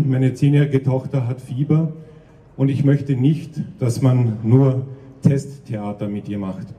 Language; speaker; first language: German; native; German